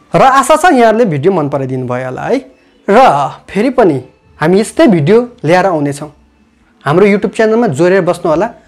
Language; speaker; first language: Nepali; non-native, local second language; Limbu